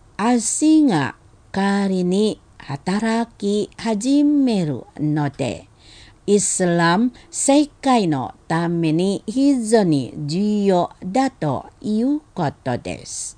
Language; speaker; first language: Japanese; non-native, fluent; Indonesian